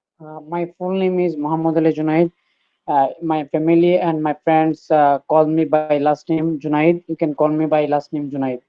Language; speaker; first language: English; non-native, learner; Bangla